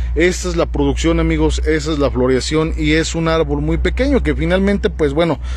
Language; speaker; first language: Spanish; native; Spanish